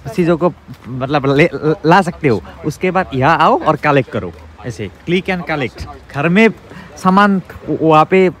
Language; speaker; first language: Hindi; non-native, local second language; Assamese